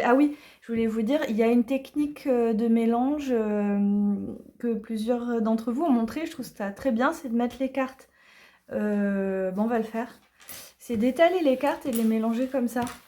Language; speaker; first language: French; native; French